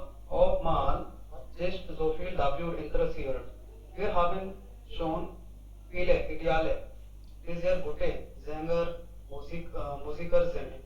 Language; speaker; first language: German; non-native, learner; Hindi